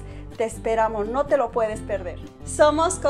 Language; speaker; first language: Spanish; native; Spanish